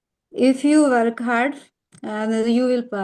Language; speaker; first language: English; non-native, learner; Hindi